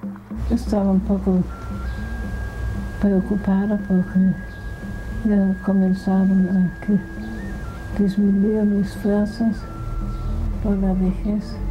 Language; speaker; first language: Spanish; non-native, fluent; German